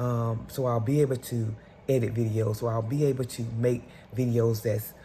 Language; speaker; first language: English; native; English